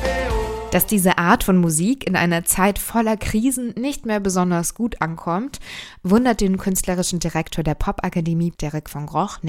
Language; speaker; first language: German; native; German